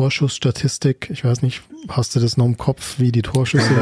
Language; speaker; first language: German; native; German